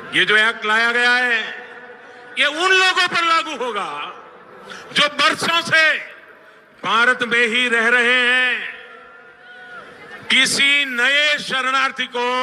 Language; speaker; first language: Hindi; native; Hindi